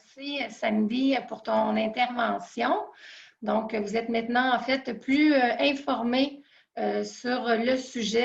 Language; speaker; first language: French; native; French